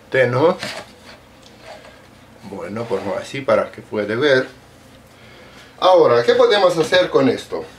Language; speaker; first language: Spanish; non-native, learner; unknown